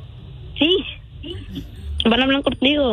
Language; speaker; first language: Spanish; early bilingual, other home language; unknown